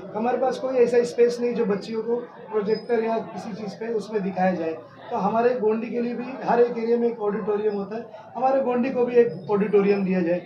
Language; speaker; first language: Hindi; native; Hindi